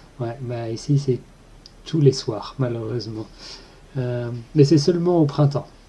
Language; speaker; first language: French; native; French